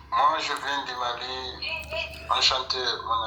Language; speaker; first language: French; non-native, local second language; Bambara